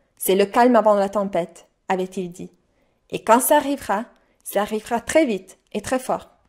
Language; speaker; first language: French; non-native, fluent; Italian